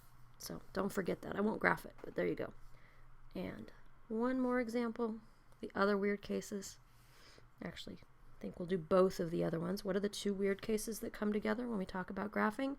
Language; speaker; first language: English; native; English